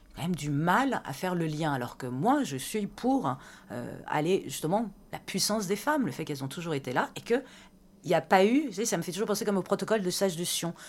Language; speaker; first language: French; early bilingual, other home language; Persian